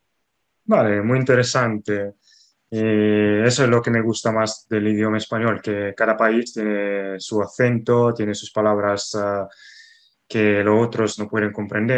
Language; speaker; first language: Spanish; non-native, fluent; Italian